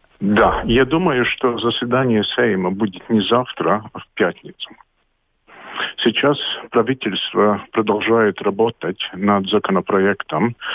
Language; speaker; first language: Russian; non-native, local second language; Latvian